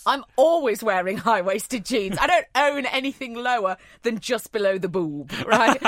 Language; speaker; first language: English; native; English